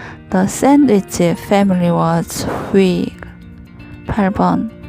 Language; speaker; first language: English; non-native, learner; Korean